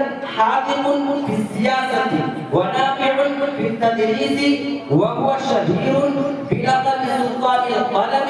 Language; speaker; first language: Arabic; non-native, learner; Urdu